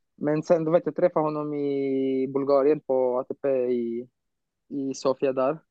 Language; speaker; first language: Swedish; non-native, fluent; Romanian